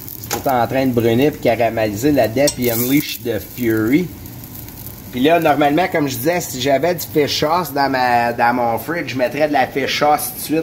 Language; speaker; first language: French; native; French